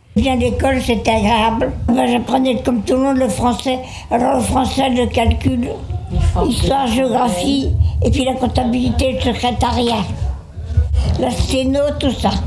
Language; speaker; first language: French; native; French